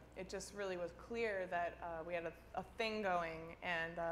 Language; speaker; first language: English; native; English